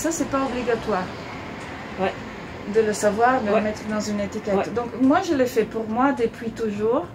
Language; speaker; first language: French; non-native, fluent; Italian